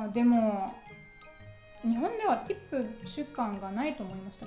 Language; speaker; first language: Japanese; non-native, learner; German